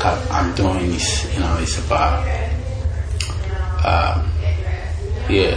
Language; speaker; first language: English; non-native, local second language; Ga